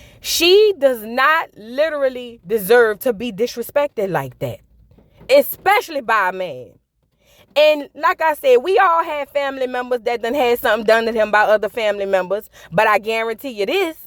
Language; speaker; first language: English; native; English